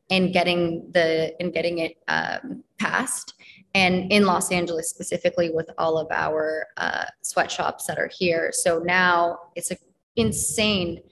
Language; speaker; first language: English; native; English